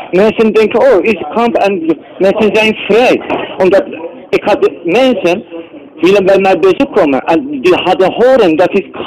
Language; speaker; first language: Dutch; non-native, learner; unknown